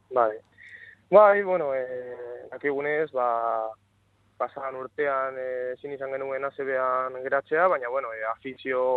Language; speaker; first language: Basque; non-native, local second language; Spanish